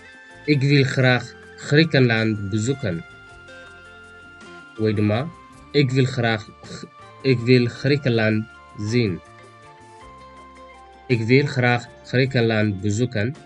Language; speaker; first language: Dutch; non-native, fluent; Tigrinya